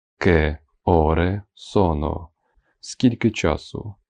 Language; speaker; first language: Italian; non-native, fluent; Ukrainian